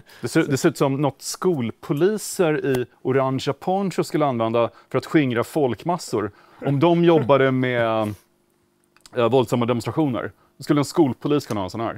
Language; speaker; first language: Swedish; native; Swedish